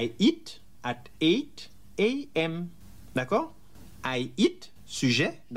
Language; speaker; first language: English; non-native, fluent; French